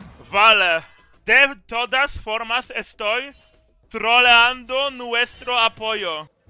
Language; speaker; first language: Spanish; non-native, learner; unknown